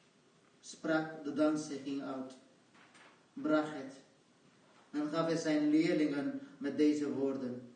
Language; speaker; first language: Dutch; non-native, fluent; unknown